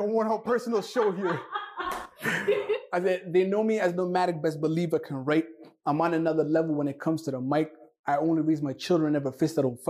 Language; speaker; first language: English; non-native, fluent; Somali